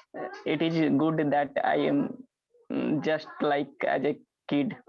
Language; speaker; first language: English; non-native, learner; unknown